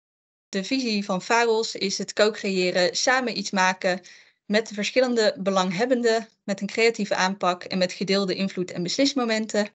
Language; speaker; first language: Dutch; native; Dutch